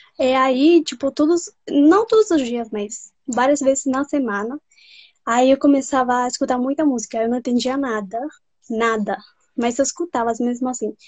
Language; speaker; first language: Portuguese; non-native, fluent; Spanish